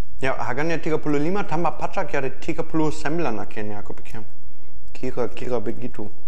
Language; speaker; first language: Indonesian; non-native, fluent; German